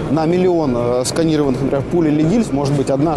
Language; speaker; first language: Russian; native; Russian